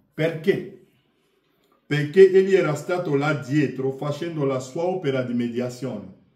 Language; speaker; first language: Italian; non-native, fluent; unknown